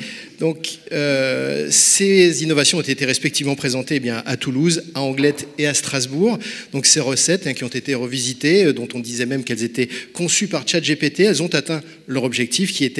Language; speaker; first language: French; native; French